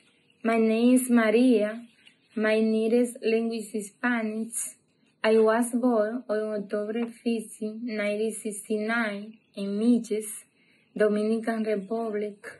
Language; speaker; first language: English; non-native, learner; Spanish